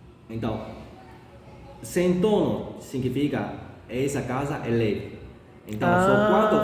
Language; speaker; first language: Portuguese; non-native, fluent; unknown